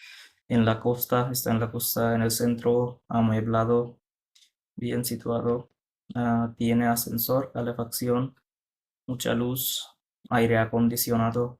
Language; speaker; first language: Spanish; non-native, fluent; Bangla